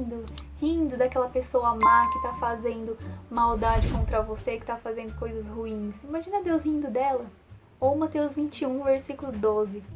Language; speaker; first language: Portuguese; native; Portuguese